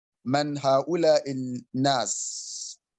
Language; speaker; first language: Arabic; non-native, learner; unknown